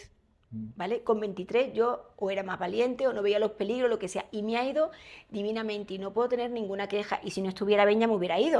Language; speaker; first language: Spanish; native; Spanish